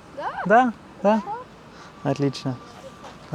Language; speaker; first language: Russian; non-native, learner; German